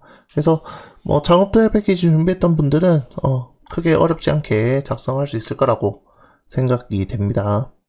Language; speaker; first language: Korean; native; Korean